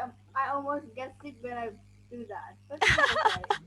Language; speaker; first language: English; non-native, learner; Vietnamese